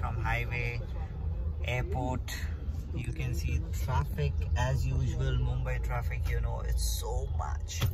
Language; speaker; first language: English; non-native, local second language; Hindi